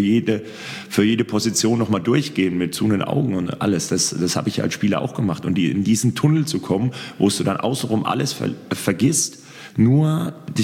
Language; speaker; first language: German; native; German